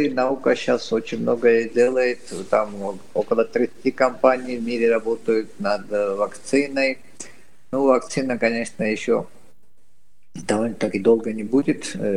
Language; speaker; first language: Russian; non-native, local second language; Georgian